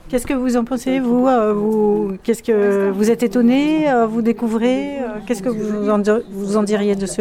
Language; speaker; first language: French; native; French